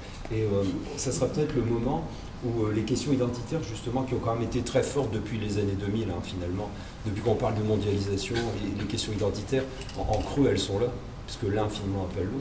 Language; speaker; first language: French; native; French